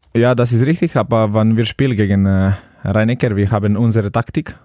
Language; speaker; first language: German; non-native, learner; Slovenian